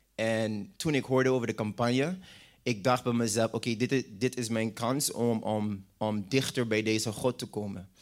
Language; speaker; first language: Dutch; non-native, local second language; English